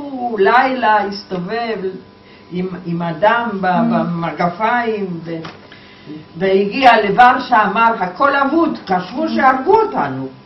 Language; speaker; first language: Hebrew; non-native, fluent; Polish